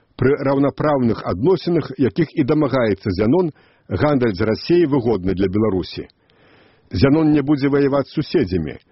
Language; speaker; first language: Belarusian; native; Belarusian